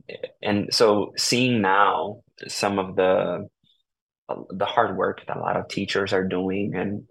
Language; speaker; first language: English; early bilingual, other home language; Spanish